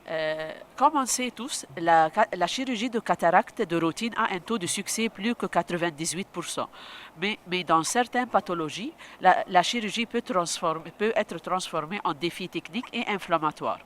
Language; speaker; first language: French; non-native, local second language; Arabic